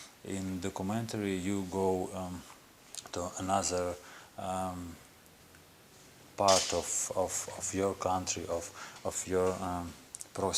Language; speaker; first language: English; non-native, learner; Ukrainian